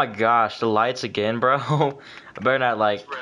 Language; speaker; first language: English; native; English